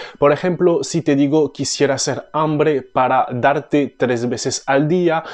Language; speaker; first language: Spanish; non-native, fluent; French